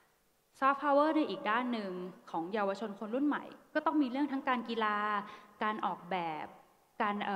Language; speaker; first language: Thai; native; Thai